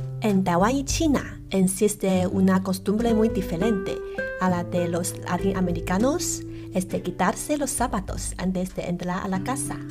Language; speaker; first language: Spanish; non-native, learner; Chinese